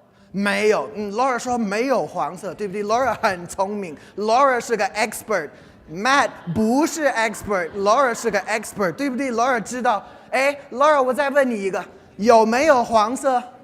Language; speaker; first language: Chinese; non-native, fluent; English